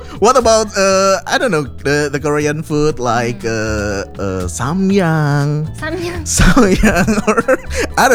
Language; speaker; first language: English; non-native, fluent; Indonesian